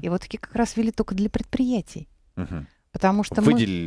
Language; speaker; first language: Russian; native; Russian